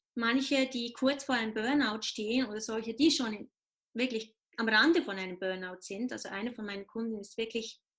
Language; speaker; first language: German; native; German